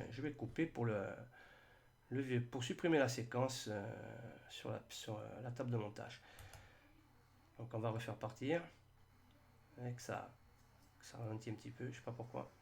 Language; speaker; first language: French; native; French